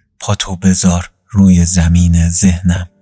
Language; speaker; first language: Persian; native; Persian